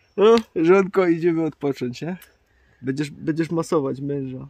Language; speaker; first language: Polish; native; Polish